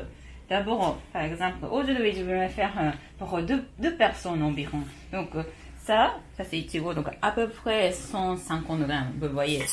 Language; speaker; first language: French; non-native, learner; Japanese